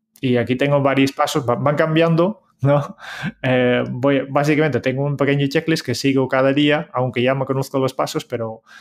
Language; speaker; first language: Spanish; non-native, fluent; Dutch